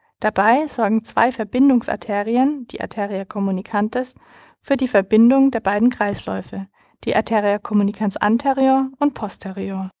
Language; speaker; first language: German; native; German